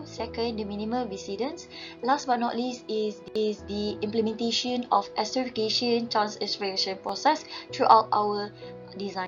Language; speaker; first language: English; non-native, local second language; Malay